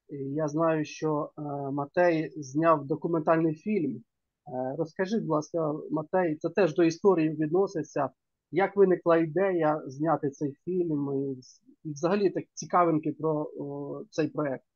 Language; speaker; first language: Ukrainian; native; Ukrainian